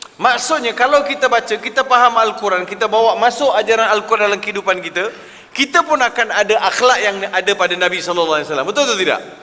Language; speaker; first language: Malay; non-native, local second language; Tamil